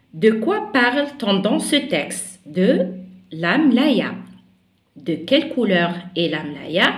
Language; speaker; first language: French; non-native, local second language; Arabic